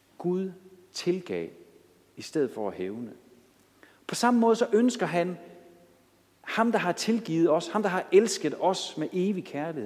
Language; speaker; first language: Danish; native; Danish